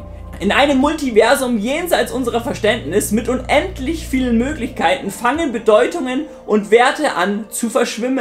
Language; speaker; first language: German; native; German